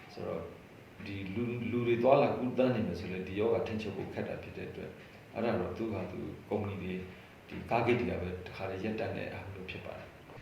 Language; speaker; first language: Burmese; non-native, local second language; Hakha Chin